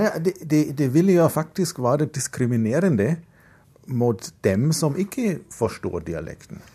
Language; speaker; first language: Norwegian; non-native, fluent; German